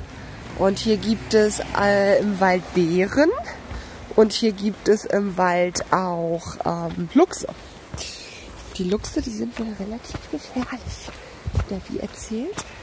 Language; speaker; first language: German; native; German